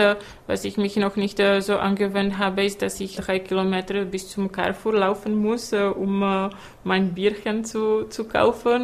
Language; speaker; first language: German; non-native, fluent; Czech